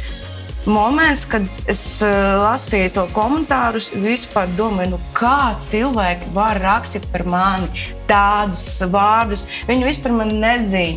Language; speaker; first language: Latvian; non-native, local second language; Russian